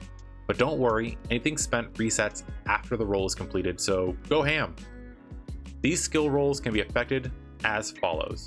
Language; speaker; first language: English; native; English